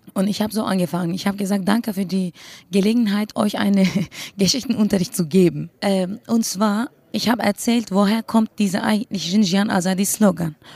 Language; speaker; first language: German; non-native, fluent; Kurdish